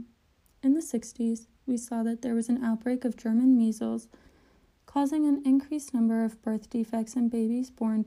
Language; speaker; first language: English; native; English